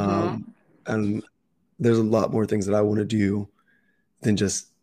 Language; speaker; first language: English; native; English